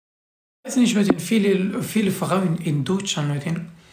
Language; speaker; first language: German; non-native, learner; Turkish